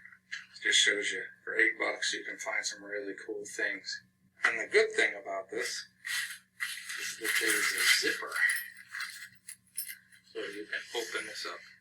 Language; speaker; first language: English; native; English